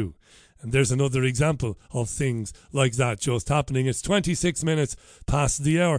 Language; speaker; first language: English; non-native, local second language; Irish